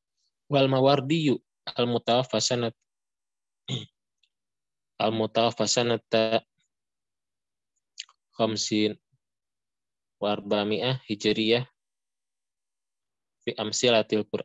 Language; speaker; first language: Arabic; non-native, fluent; Indonesian